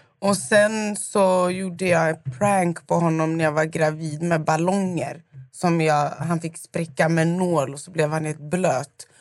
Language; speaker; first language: Swedish; native; Swedish